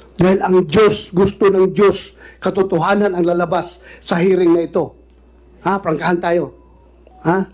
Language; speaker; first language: Filipino; non-native, local second language; Cebuano